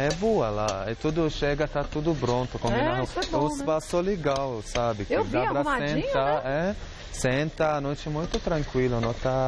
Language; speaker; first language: Portuguese; non-native, learner; Arabic